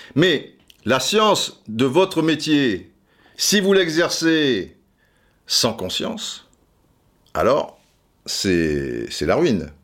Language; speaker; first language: French; native; French